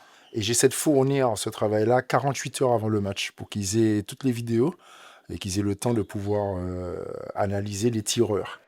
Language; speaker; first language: French; native; French